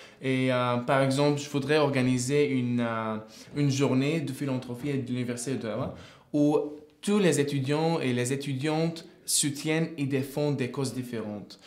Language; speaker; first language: French; non-native, fluent; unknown